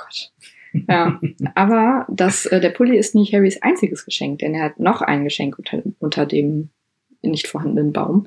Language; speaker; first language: German; native; German